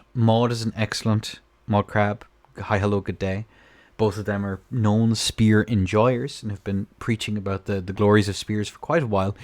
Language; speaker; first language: English; native; English